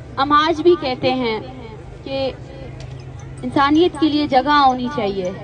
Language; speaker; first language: Urdu; non-native, local second language; Baluchi